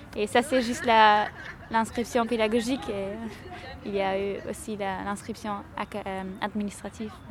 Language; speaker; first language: French; non-native, learner; German